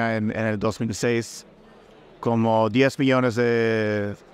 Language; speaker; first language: Spanish; native; Spanish